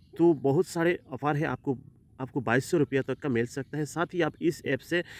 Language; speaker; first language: Hindi; non-native, local second language; Assamese